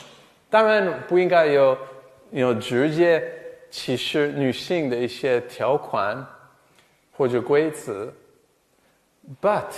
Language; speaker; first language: Chinese; non-native, fluent; English